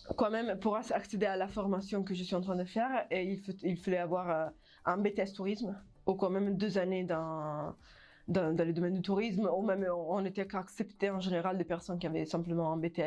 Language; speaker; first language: French; native; French